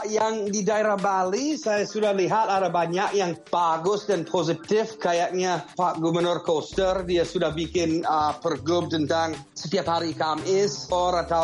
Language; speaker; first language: Indonesian; non-native, fluent; English